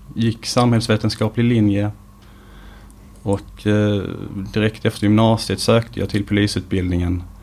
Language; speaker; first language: Swedish; native; Swedish